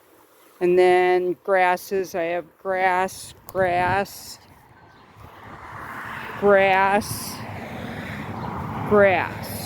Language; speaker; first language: English; native; English